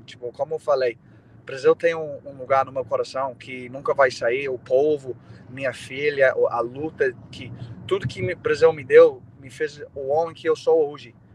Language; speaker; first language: Portuguese; non-native, fluent; English